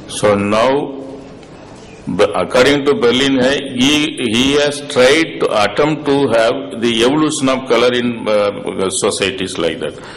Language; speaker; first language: English; non-native, local second language; Tamil